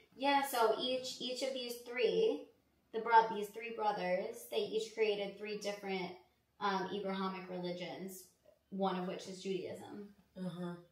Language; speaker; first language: English; native; English